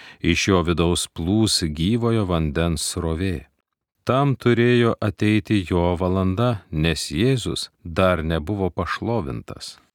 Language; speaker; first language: Lithuanian; native; Lithuanian